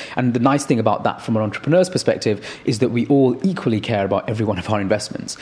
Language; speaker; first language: English; native; English